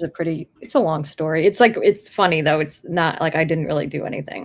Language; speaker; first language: English; native; English